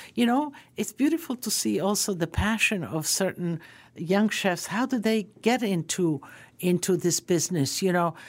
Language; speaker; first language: English; early bilingual, other home language; Croatian